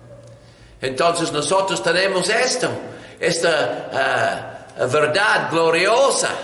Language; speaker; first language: Spanish; non-native, learner; English